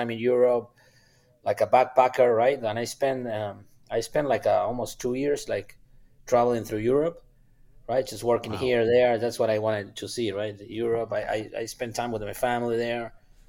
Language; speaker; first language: English; non-native, fluent; Spanish